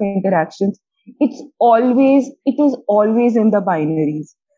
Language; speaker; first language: English; non-native, local second language; Hindi